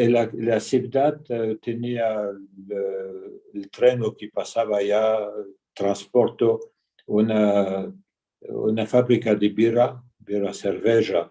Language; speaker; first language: Spanish; early bilingual, heritage; Ladino